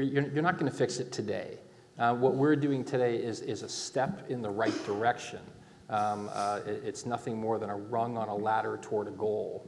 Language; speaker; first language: English; native; English